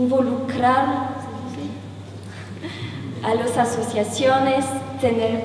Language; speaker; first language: Spanish; non-native, learner; French